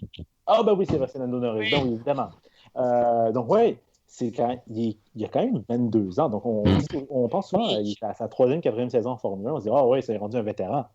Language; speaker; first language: French; native; French